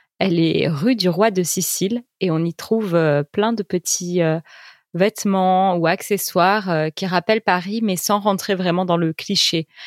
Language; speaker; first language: French; native; French